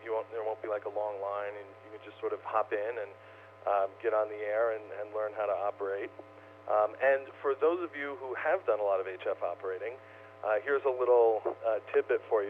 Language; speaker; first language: English; native; English